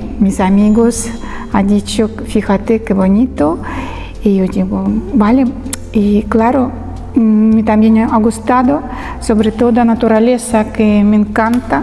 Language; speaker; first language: Spanish; non-native, learner; Russian